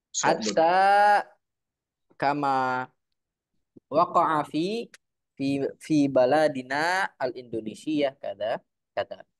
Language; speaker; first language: Arabic; non-native, fluent; Indonesian